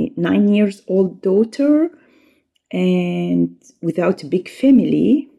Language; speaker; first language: English; non-native, fluent; Arabic